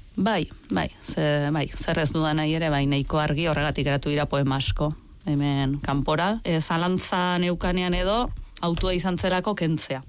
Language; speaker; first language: Basque; native; Basque